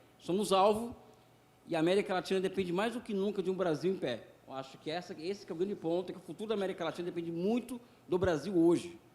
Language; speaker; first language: Portuguese; native; Portuguese